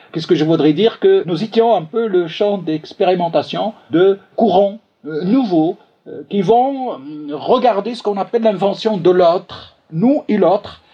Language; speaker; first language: French; non-native, local second language; Arabic